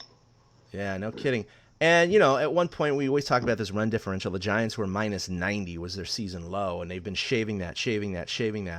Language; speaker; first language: English; native; English